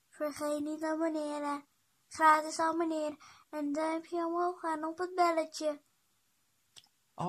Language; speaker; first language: Dutch; native; Dutch